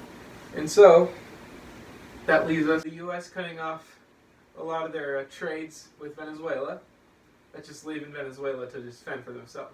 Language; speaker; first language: English; native; English